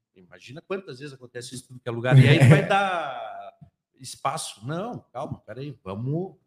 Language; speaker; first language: Portuguese; native; Portuguese